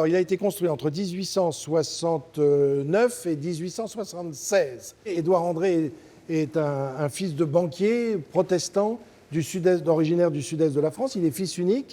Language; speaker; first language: French; native; French